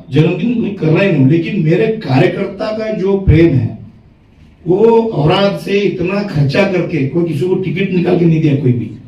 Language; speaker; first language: Hindi; non-native, local second language; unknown